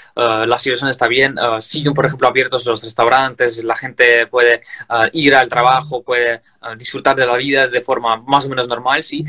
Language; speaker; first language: Spanish; non-native, fluent; Russian